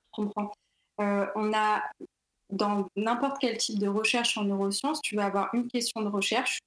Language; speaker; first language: French; native; French